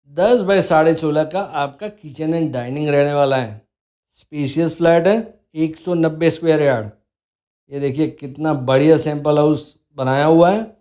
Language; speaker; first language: Hindi; non-native, local second language; Gujarati